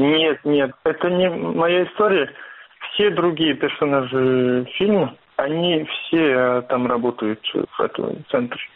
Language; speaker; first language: Russian; non-native, fluent; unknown